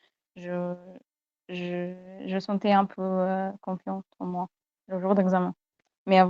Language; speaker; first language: French; non-native, fluent; Arabic